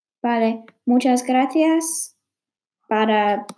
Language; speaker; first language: Spanish; non-native, learner; English